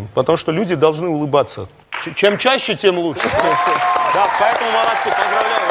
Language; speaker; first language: Russian; non-native, local second language; Armenian